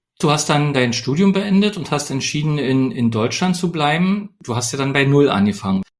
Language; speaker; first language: German; native; German